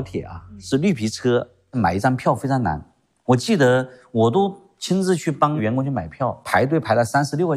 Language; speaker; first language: Chinese; native; Chinese